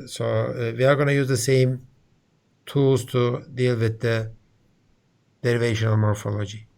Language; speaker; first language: English; non-native, fluent; Turkish